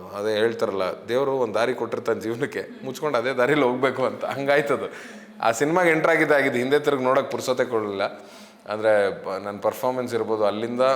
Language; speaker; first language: Kannada; native; Kannada